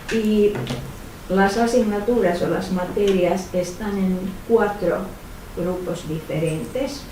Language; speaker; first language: Spanish; non-native, fluent; Finnish